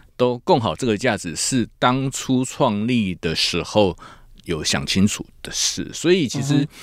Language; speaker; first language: Chinese; native; Chinese